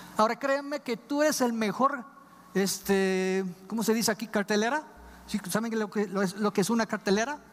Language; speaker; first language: Spanish; non-native, fluent; English